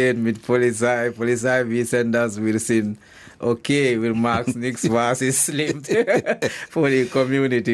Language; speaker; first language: German; non-native, learner; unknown